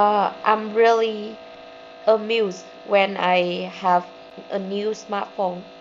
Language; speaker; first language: English; non-native, learner; Vietnamese